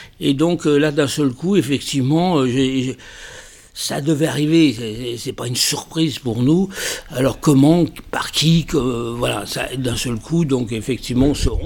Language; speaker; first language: French; native; French